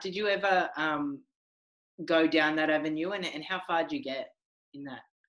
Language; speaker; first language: English; native; English